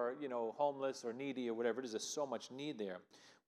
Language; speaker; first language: English; native; English